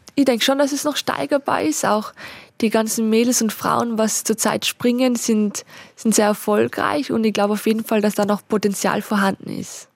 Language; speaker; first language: German; native; German